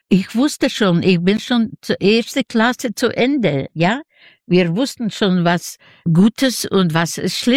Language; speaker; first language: German; non-native, fluent; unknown